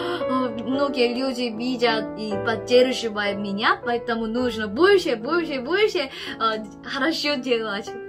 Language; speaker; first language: Russian; non-native, fluent; Korean